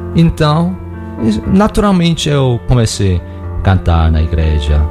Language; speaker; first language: Portuguese; non-native, learner; Korean